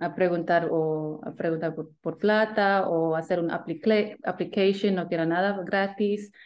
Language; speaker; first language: Spanish; early bilingual, heritage; Spanish